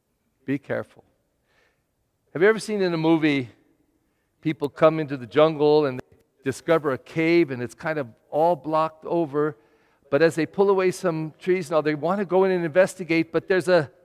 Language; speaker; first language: English; native; English